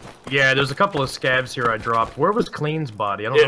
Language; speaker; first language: English; native; English